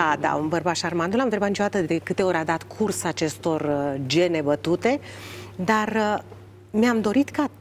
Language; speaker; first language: Romanian; native; Romanian